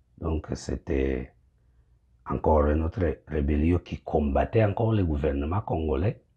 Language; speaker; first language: French; non-native, local second language; Kinyarwanda